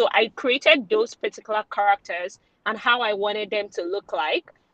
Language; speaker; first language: English; non-native, local second language; Yoruba